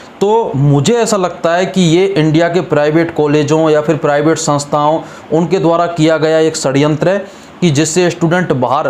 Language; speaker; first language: Hindi; native; Hindi